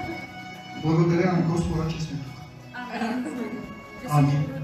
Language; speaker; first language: Bulgarian; non-native, local second language; Turkish